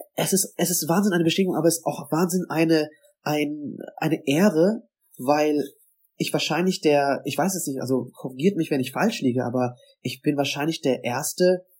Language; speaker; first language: German; native; German